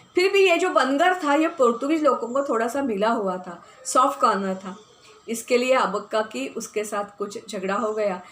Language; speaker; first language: Hindi; non-native, local second language; Marathi